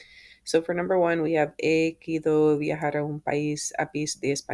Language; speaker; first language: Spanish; non-native, fluent; English